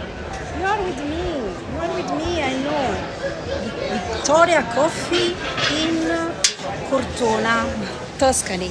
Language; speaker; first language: English; non-native, learner; Italian